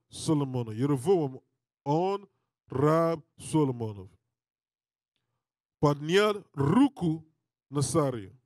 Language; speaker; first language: Russian; non-native, learner; English